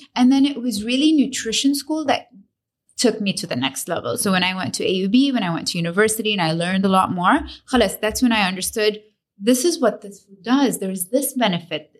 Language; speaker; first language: English; early bilingual, other home language; Arabic